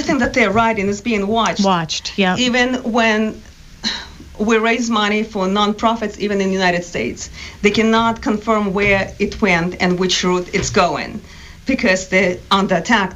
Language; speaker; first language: English; non-native, fluent; Ukrainian